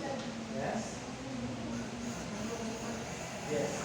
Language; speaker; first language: English; non-native, learner; Indonesian